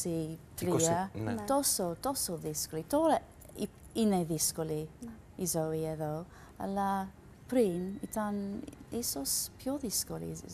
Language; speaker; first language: Greek; non-native, learner; English